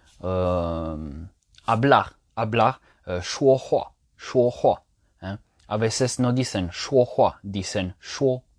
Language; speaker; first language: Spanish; non-native, fluent; French